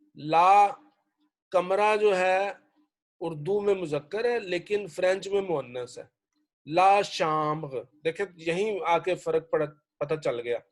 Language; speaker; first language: Urdu; native; Urdu